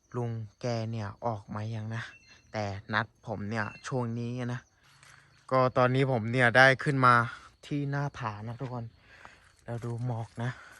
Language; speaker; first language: Thai; non-native, local second language; S'gaw Karen